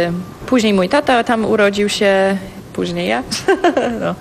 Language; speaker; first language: Polish; non-native, fluent; English